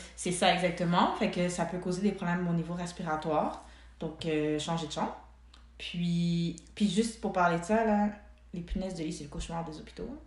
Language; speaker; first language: French; early bilingual, other home language; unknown